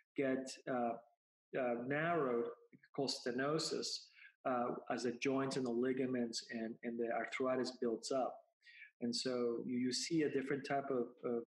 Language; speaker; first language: English; non-native, fluent; Spanish